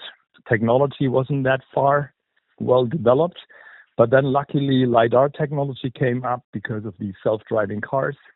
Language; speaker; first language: English; non-native, fluent; German